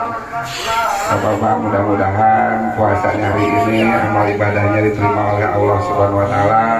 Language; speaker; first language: Indonesian; non-native, local second language; Sundanese